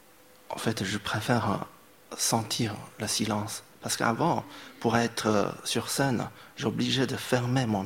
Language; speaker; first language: French; non-native, fluent; Chinese